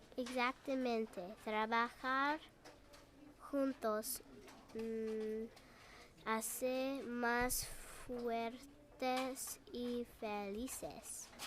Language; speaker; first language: Spanish; non-native, learner; English